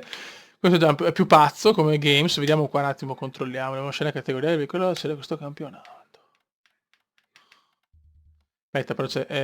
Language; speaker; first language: Italian; native; Italian